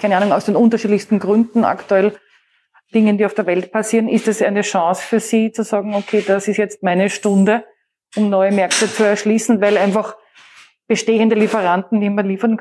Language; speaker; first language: German; native; German